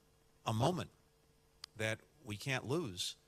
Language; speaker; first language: English; native; English